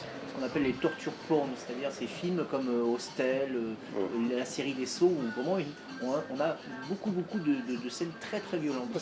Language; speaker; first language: French; native; French